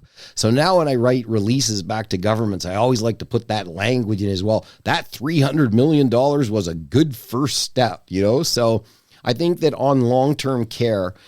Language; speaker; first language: English; native; English